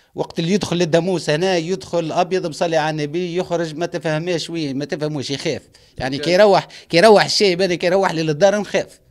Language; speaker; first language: Arabic; native; Arabic